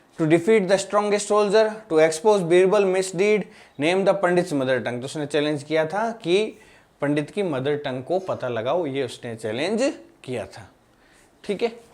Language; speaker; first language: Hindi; non-native, local second language; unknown